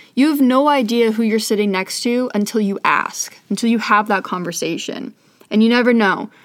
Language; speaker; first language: English; native; English